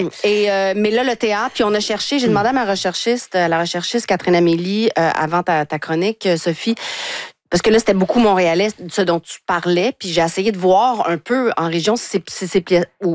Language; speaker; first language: French; native; French